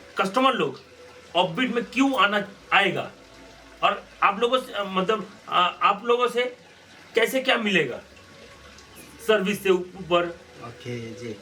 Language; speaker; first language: Hindi; non-native, local second language; Bangla